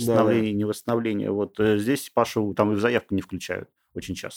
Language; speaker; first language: Russian; native; Russian